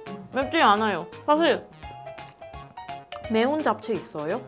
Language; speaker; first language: Korean; non-native, learner; Filipino